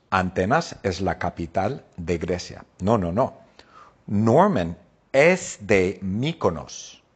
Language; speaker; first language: Spanish; non-native, fluent; English